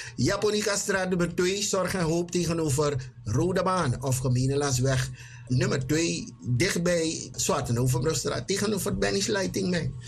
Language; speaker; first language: Dutch; native; Dutch